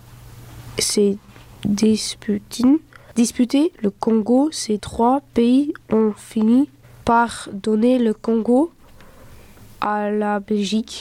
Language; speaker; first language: French; early bilingual, other home language; Dutch